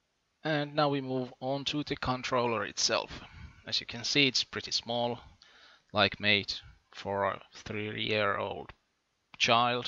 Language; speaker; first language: English; non-native, fluent; Finnish